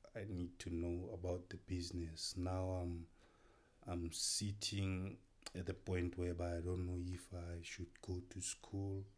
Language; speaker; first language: English; non-native, local second language; Tswana